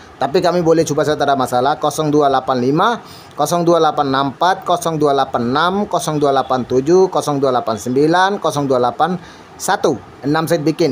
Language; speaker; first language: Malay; non-native, learner; Bangla